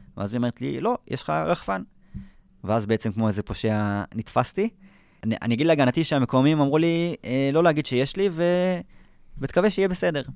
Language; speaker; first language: Hebrew; native; Hebrew